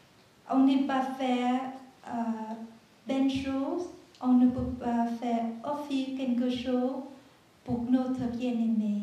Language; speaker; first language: French; non-native, learner; Vietnamese